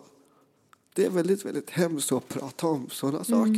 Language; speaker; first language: Swedish; non-native, fluent; Persian